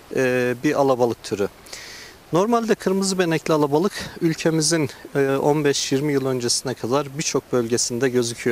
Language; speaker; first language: Turkish; native; Turkish